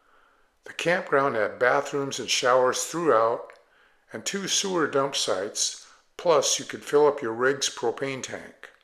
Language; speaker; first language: English; native; English